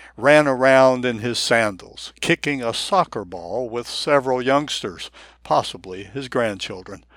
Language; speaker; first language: English; non-native, fluent; Japanese